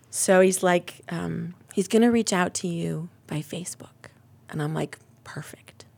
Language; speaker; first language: English; native; English